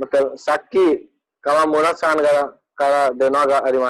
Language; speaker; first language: Japanese; non-native, learner; Hindi